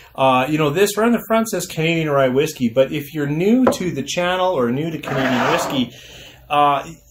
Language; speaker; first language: English; native; English